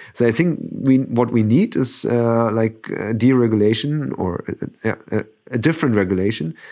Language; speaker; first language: English; non-native, fluent; German